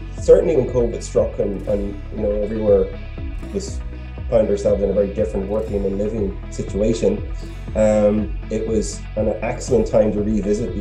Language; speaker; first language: English; native; English